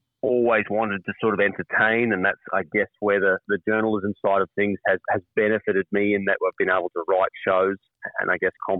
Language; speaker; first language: English; native; English